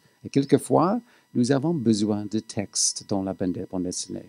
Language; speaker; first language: French; non-native, fluent; English